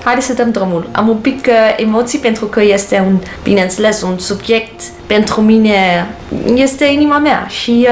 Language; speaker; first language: Romanian; non-native, learner; English